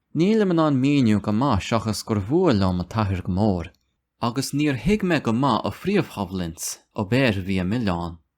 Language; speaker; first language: Irish; non-native, local second language; English